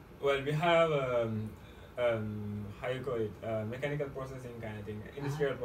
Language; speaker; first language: English; non-native, fluent; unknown